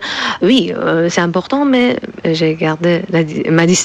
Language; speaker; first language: French; non-native, learner; Persian